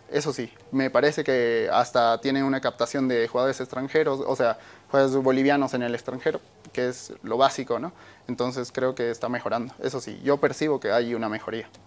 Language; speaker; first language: Spanish; native; Spanish